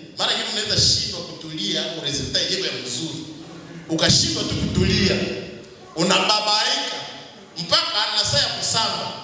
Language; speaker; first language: Swahili; non-native, local second language; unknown